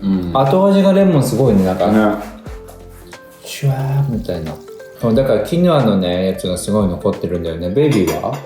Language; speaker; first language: Japanese; native; Japanese